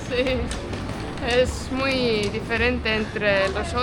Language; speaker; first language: Spanish; non-native, fluent; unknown